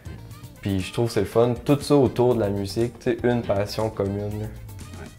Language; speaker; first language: French; native; French